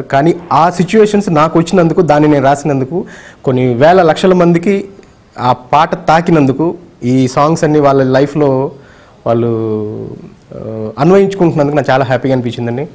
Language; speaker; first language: Telugu; native; Telugu